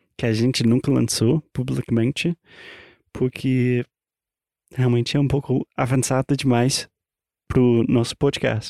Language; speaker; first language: Portuguese; non-native, fluent; English